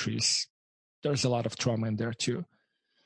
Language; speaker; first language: English; non-native, fluent; Lithuanian